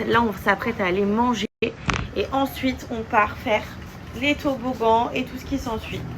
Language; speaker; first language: French; native; French